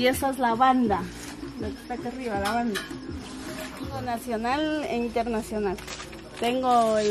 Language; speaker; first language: Spanish; native; Spanish